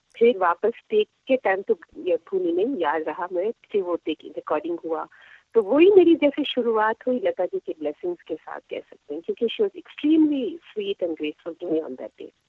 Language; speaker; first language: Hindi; non-native, local second language; Tamil